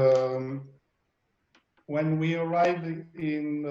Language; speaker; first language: English; non-native, learner; French